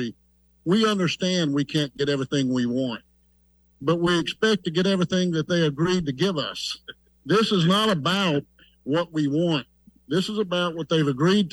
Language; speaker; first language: English; native; English